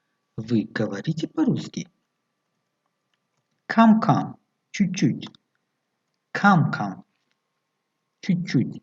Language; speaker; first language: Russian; non-native, fluent; Tajik